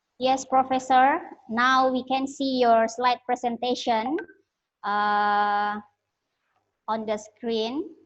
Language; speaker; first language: English; non-native, learner; Indonesian